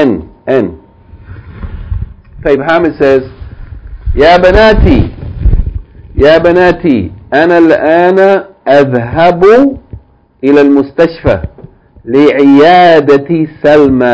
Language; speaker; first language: Arabic; non-native, fluent; English